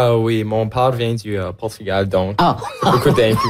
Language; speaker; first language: French; non-native, local second language; English